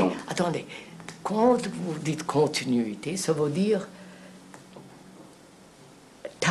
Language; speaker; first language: French; non-native, fluent; Telugu